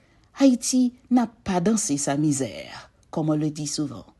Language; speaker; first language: French; non-native, local second language; Haitian Creole